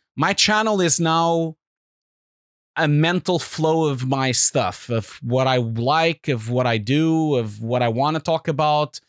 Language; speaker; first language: English; non-native, fluent; Portuguese